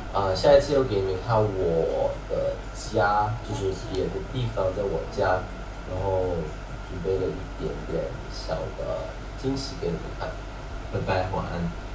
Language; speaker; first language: Chinese; non-native, learner; Thai